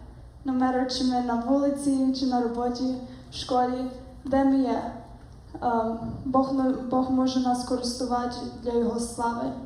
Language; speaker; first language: Ukrainian; early bilingual, heritage; Ukrainian